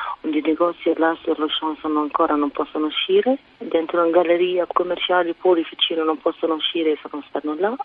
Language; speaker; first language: Italian; non-native, fluent; Arabic